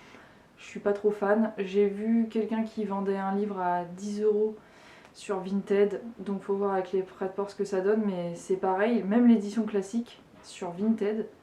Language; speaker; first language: French; native; French